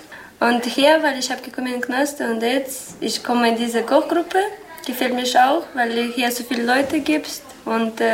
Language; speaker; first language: German; non-native, learner; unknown